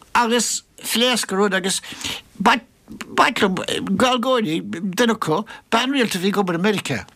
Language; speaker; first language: Irish; native; Irish